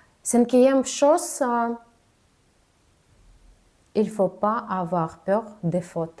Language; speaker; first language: French; non-native, fluent; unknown